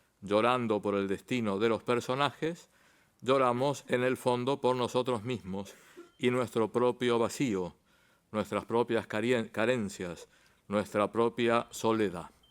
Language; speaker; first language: Spanish; native; Spanish